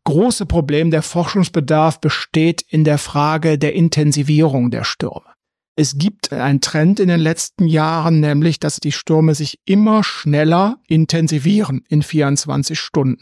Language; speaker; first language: German; native; German